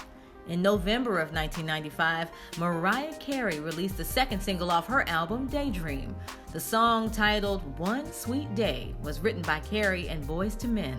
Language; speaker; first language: English; native; English